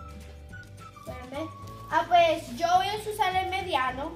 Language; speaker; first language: Spanish; early bilingual, heritage; Spanish